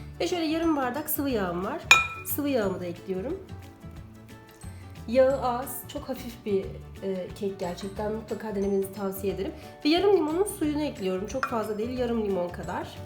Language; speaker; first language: Turkish; native; Turkish